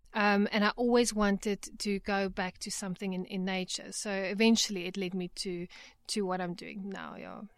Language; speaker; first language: English; native; English